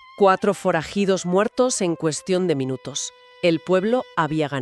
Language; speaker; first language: Spanish; native; Spanish